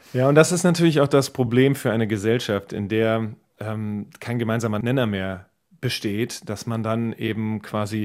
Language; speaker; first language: German; native; German